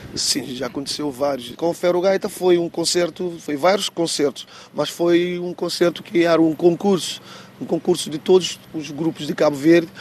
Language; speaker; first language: Portuguese; non-native, local second language; Kabuverdianu